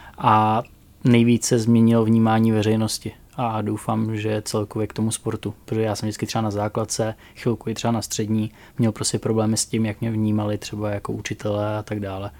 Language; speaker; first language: Czech; native; Czech